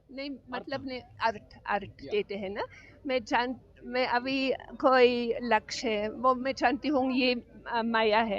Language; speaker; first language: Hindi; non-native, learner; German